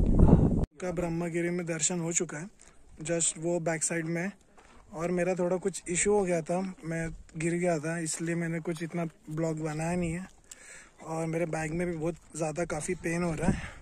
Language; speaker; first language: Hindi; native; Hindi